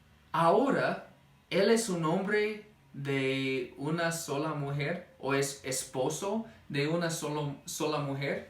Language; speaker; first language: Spanish; non-native, fluent; English